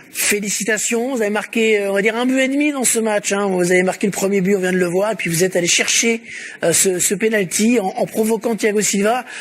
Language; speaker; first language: French; native; French